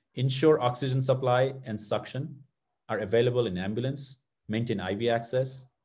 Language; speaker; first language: English; non-native, local second language; Nepali